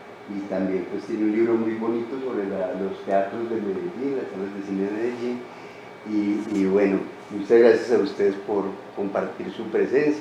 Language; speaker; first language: Spanish; native; Spanish